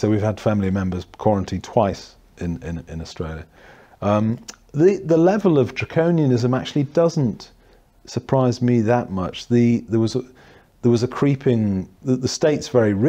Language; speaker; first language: English; native; English